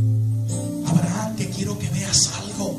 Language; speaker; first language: Spanish; native; Spanish